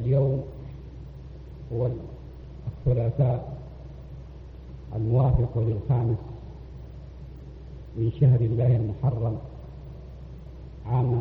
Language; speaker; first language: Arabic; native; Arabic